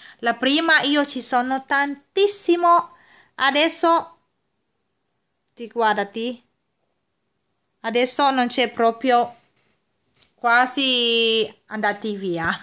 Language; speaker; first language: Italian; non-native, learner; Thai